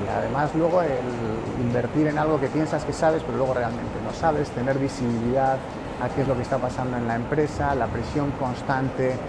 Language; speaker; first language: Spanish; native; Spanish